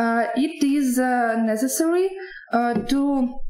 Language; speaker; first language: English; non-native, learner; Russian